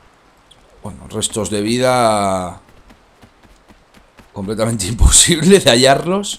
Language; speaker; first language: Spanish; native; Spanish